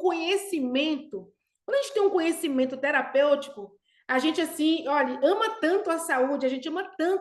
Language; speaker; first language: Portuguese; native; Portuguese